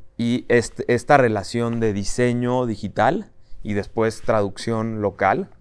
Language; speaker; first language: Spanish; native; Spanish